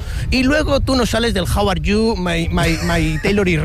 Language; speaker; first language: Spanish; native; Spanish